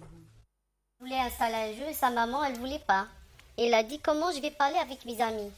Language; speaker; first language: French; non-native, learner; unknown